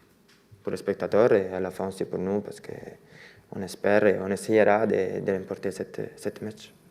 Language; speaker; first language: French; non-native, fluent; Italian